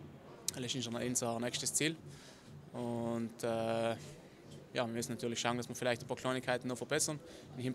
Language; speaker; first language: German; native; German